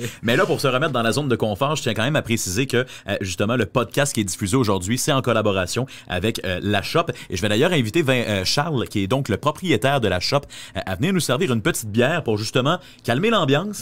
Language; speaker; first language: French; native; French